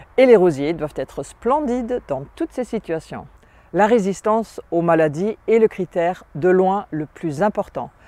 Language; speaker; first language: French; non-native, fluent; German